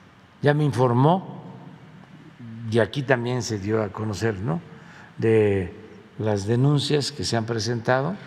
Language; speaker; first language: Spanish; native; Spanish